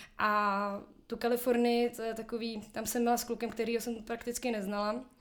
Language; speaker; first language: Czech; native; Czech